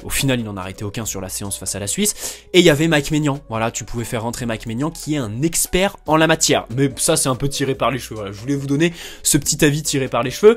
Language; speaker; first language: French; native; French